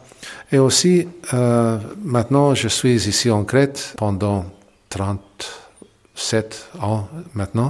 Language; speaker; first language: French; non-native, learner; English